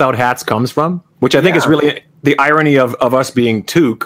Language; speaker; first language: English; native; English